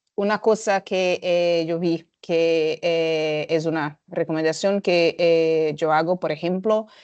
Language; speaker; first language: Spanish; non-native, fluent; Portuguese